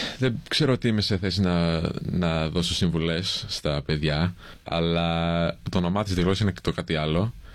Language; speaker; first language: Greek; early bilingual, heritage; English